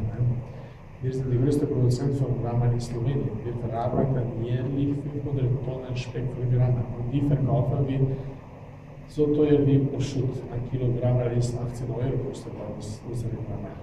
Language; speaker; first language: German; non-native, fluent; Slovenian